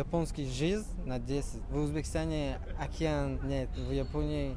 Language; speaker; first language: Russian; non-native, learner; Uzbek